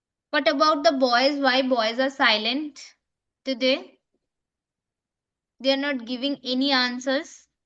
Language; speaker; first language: English; non-native, local second language; Bangla